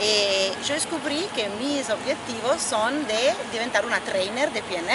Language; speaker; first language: Spanish; non-native, fluent; Italian